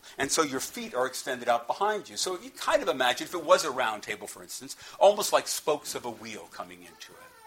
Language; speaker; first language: English; native; English